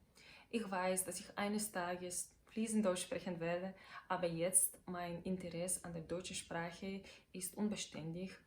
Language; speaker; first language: German; non-native, fluent; Bulgarian